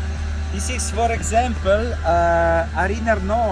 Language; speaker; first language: English; non-native, learner; Italian